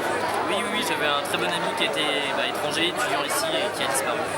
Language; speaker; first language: French; native; French